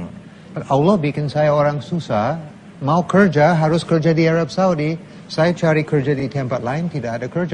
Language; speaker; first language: Indonesian; non-native, learner; English